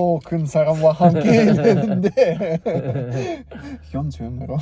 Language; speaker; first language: Korean; non-native, learner; Russian